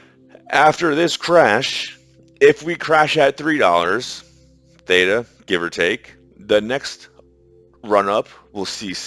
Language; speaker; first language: English; native; English